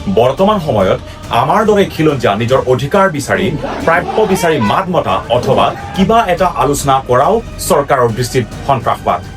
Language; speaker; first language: Assamese; non-native, local second language; Karbi